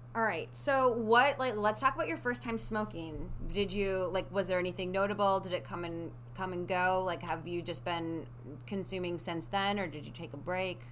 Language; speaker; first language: English; native; English